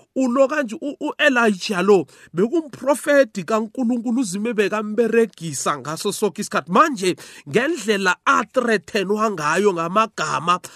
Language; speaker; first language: Zulu; non-native, local second language; South Ndebele